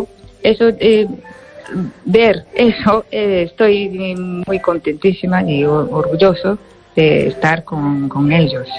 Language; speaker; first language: Spanish; non-native, fluent; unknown